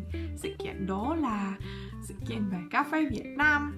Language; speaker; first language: Vietnamese; non-native, fluent; Russian